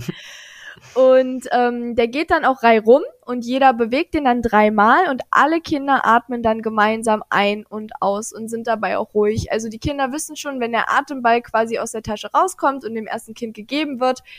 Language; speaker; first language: German; native; German